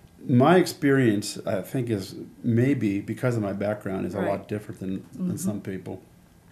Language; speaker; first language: English; native; English